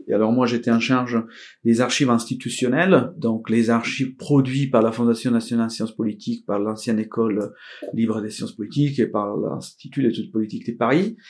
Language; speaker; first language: French; non-native, fluent; Italian